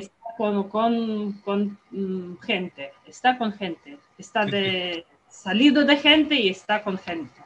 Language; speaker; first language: Spanish; non-native, fluent; Ukrainian